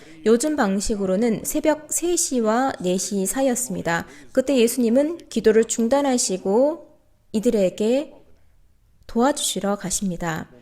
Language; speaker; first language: Korean; native; Korean